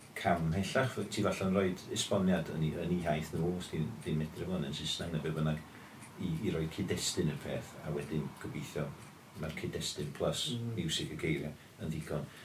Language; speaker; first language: Welsh; early bilingual, heritage; Welsh